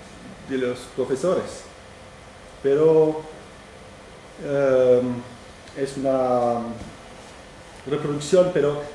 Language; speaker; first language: Spanish; non-native, fluent; French